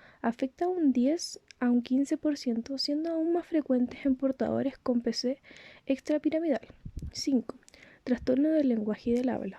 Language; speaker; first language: Spanish; native; Spanish